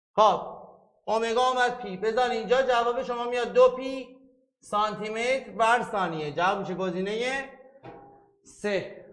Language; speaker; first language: Persian; native; Persian